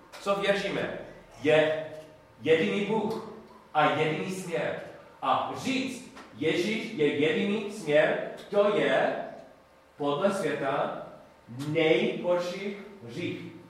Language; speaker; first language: Czech; non-native, learner; English